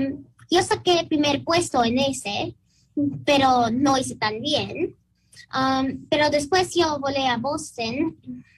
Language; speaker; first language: Spanish; early bilingual, heritage; Spanish